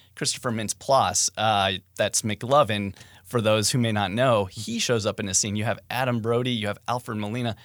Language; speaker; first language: English; native; English